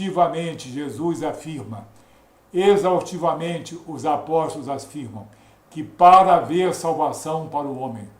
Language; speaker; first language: Portuguese; native; Portuguese